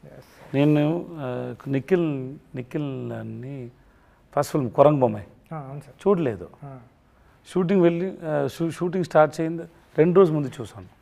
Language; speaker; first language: Telugu; non-native, learner; Tamil